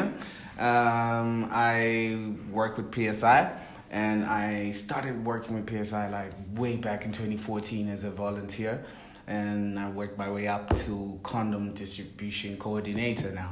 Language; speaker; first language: English; non-native, local second language; Swati